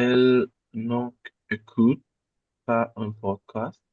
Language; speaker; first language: French; non-native, learner; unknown